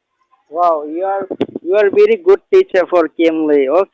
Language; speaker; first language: English; non-native, learner; Bangla